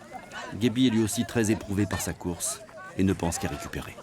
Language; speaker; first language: French; native; French